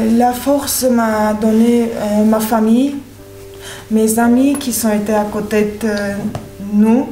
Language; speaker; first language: French; non-native, learner; Armenian